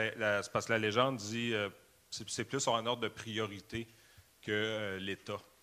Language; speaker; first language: French; native; French